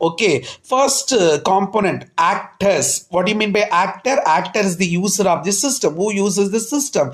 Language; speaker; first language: English; non-native, local second language; Tamil